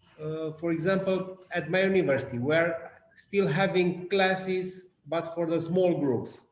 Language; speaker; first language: English; non-native, learner; Romanian